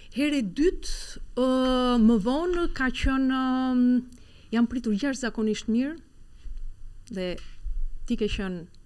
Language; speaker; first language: Albanian; native; Albanian